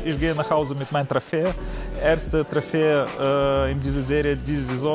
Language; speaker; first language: German; non-native, learner; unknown